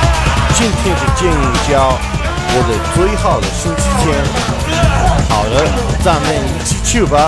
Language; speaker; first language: Chinese; non-native, learner; English